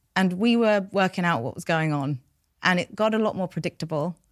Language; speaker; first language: English; non-native, local second language; Persian